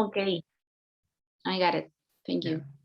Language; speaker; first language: English; non-native, learner; Spanish